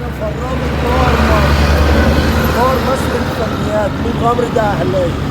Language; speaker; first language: Arabic; native; Arabic